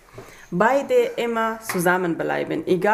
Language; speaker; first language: German; non-native, learner; Persian